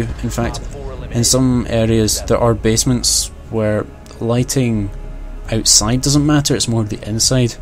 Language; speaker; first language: English; native; English